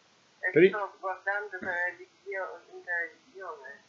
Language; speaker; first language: Italian; non-native, learner; Polish